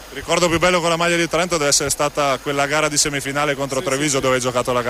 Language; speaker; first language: Italian; native; Italian